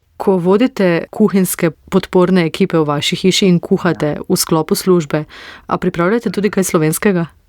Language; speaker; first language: Slovenian; native; Slovenian